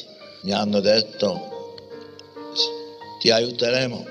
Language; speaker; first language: Italian; non-native, fluent; Polish